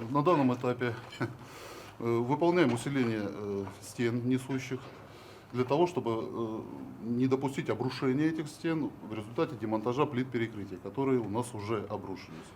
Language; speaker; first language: Russian; native; Russian